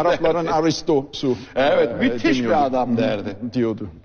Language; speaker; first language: Turkish; non-native, fluent; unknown